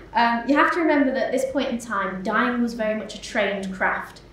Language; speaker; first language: English; native; English